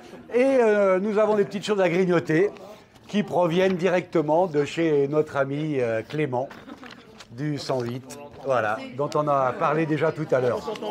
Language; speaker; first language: French; native; French